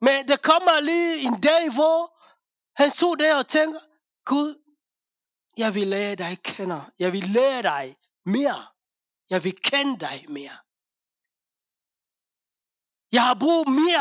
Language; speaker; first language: Danish; non-native, fluent; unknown